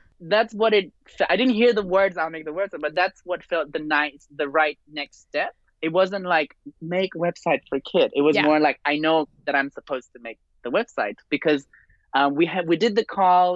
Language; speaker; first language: English; non-native, fluent; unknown